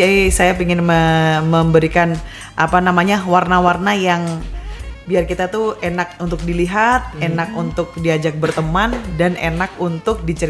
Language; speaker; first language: Indonesian; native; Indonesian